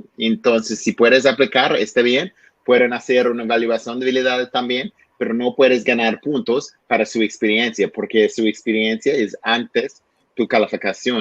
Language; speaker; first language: Spanish; non-native, learner; English